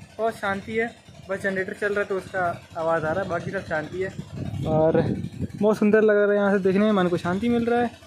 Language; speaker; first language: Hindi; native; Hindi